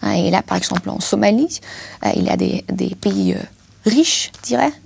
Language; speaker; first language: French; non-native, fluent; German